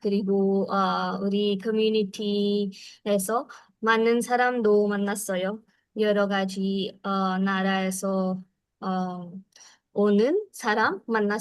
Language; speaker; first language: Korean; non-native, learner; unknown